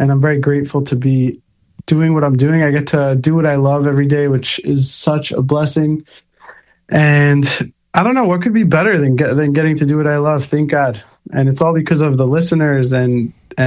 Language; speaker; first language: English; native; English